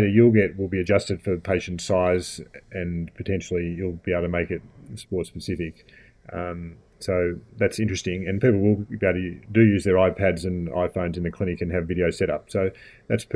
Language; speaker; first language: English; native; English